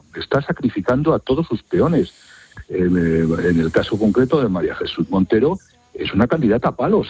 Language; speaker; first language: Spanish; native; Spanish